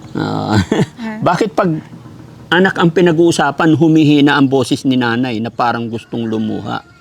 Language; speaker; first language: Filipino; native; Filipino